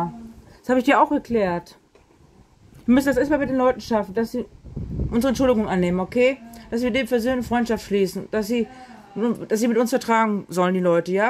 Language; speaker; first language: German; native; German